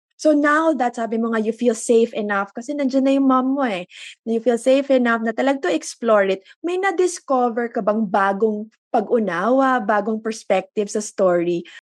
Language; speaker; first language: Filipino; native; Filipino